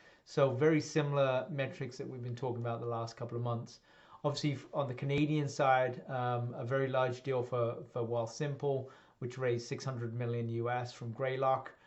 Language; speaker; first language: English; native; English